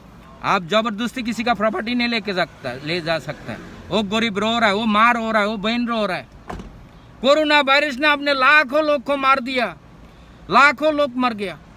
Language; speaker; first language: Hindi; non-native, local second language; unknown